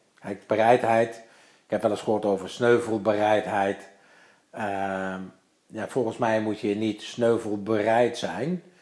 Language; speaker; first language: Dutch; native; Dutch